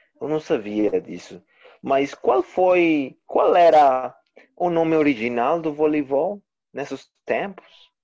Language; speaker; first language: Portuguese; non-native, learner; Spanish